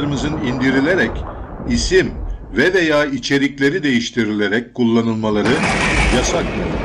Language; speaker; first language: Turkish; native; Turkish